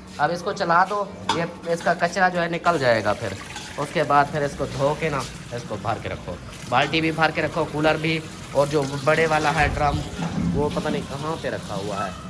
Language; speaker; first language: Urdu; non-native, local second language; Saraiki